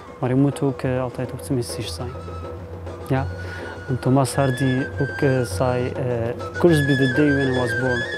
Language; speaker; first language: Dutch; non-native, learner; Kurdish